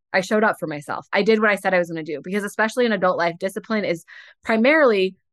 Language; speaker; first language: English; native; English